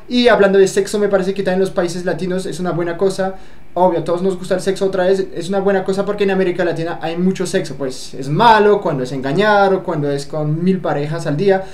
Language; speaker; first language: Spanish; non-native, fluent; French